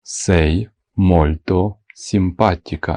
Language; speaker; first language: Italian; non-native, fluent; Ukrainian